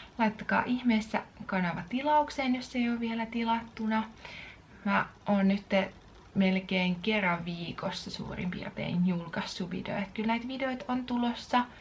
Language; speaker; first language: Finnish; early bilingual, other home language; Chinese